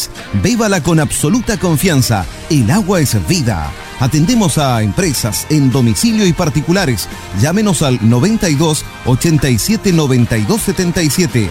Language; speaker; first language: Spanish; native; Spanish